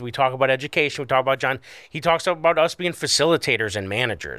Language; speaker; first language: English; native; English